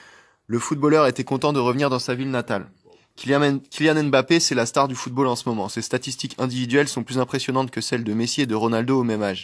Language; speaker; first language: French; native; French